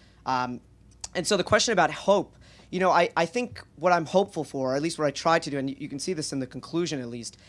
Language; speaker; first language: English; native; English